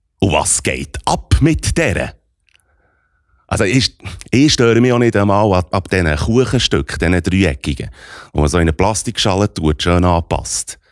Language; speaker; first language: German; native; German